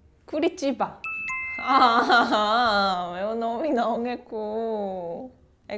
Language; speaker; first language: Portuguese; non-native, learner; Korean